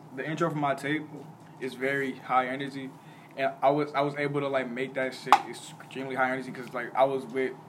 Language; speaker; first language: English; native; English